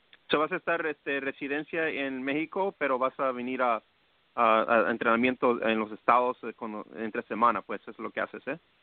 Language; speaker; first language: Spanish; early bilingual, heritage; Spanish